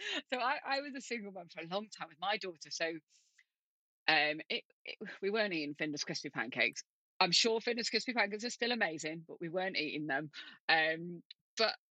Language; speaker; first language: English; native; English